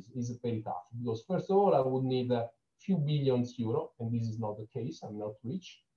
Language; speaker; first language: English; non-native, fluent; Italian